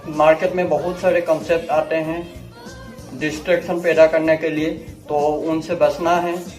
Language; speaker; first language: Hindi; non-native, local second language; Assamese